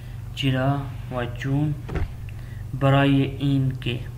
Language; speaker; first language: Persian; non-native, fluent; Urdu